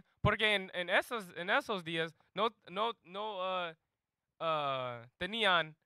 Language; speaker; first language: Spanish; non-native, learner; English